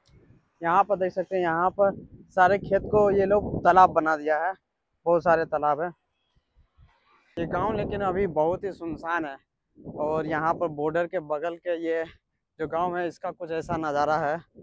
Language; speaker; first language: Hindi; native; Hindi